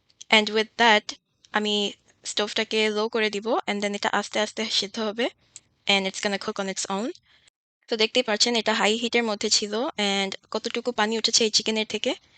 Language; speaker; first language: Bangla; early bilingual, heritage; Bangla